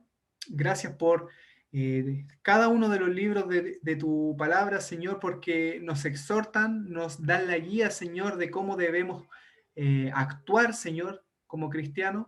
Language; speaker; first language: Spanish; native; Spanish